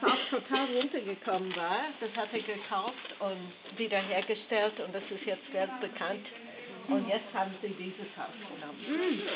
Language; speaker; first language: German; non-native, learner; English